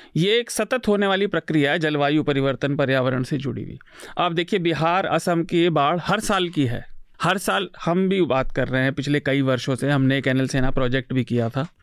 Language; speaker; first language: Hindi; native; Hindi